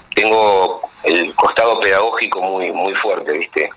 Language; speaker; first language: Spanish; native; Spanish